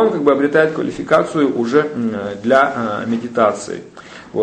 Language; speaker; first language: Russian; native; Russian